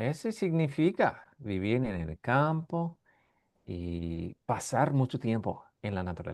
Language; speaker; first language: Spanish; non-native, fluent; English